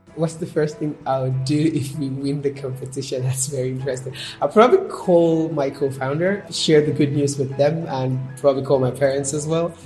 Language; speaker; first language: English; non-native, local second language; Yoruba